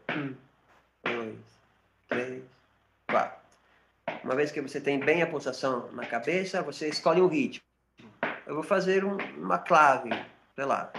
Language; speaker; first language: Portuguese; non-native, fluent; Spanish